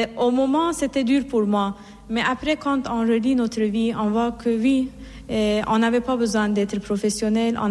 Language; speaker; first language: French; non-native, fluent; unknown